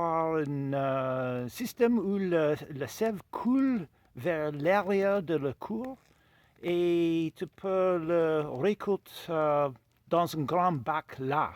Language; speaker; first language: French; non-native, fluent; English